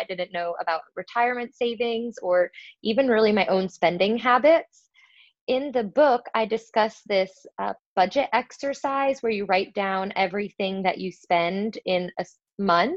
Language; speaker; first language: English; native; English